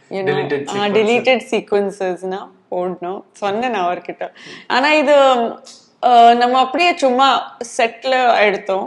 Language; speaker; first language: Tamil; non-native, local second language; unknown